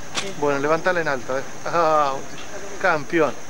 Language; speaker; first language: Spanish; native; Spanish